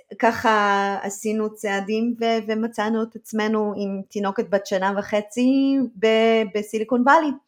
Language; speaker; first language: Hebrew; early bilingual, other home language; English